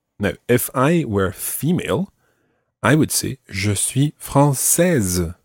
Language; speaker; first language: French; non-native, fluent; English